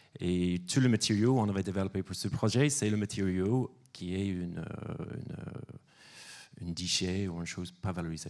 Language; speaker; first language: French; non-native, fluent; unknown